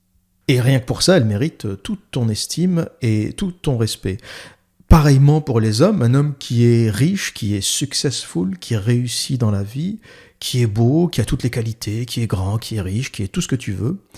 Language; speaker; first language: French; native; French